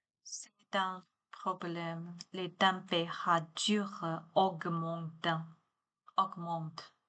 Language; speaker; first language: French; non-native, learner; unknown